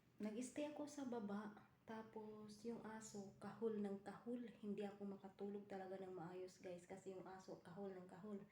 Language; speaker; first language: Filipino; non-native, local second language; Cebuano